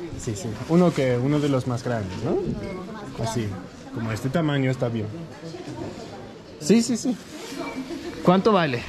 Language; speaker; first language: Spanish; non-native, learner; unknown